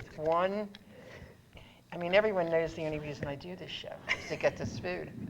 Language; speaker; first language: English; native; English